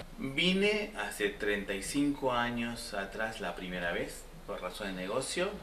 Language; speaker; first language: Spanish; non-native, fluent; Hindi